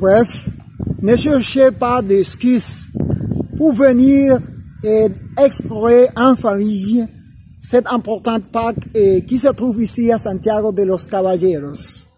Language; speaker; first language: French; non-native, fluent; Spanish